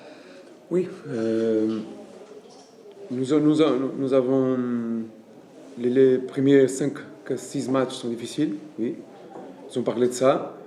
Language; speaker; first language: French; non-native, learner; Portuguese